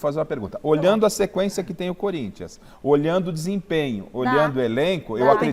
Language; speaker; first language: Portuguese; native; Portuguese